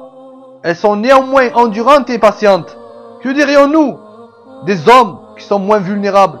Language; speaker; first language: French; non-native, local second language; Arabic